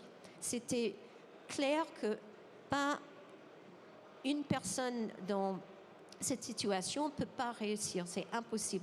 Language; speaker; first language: French; non-native, fluent; English